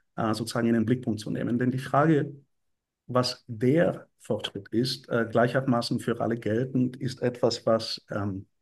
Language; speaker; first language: German; non-native, fluent; Bulgarian